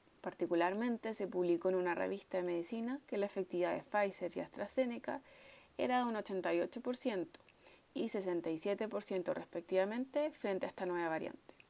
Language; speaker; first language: Spanish; native; Spanish